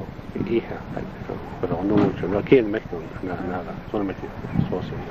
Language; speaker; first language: Spanish; non-native, learner; Italian